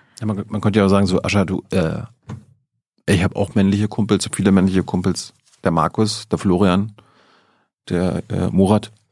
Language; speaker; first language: German; native; German